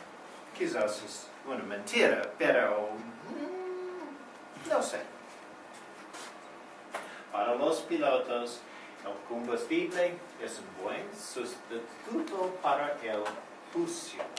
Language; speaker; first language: Spanish; non-native, learner; English